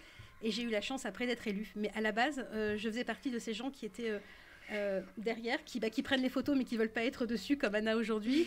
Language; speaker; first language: French; native; French